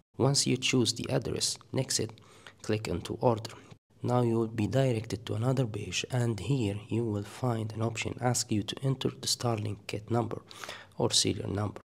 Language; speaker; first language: English; non-native, fluent; Arabic